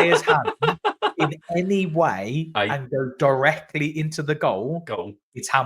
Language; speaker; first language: English; native; English